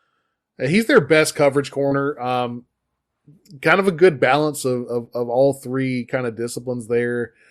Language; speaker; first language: English; native; English